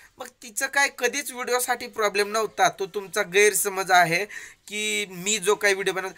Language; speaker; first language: Marathi; non-native, local second language; Lambadi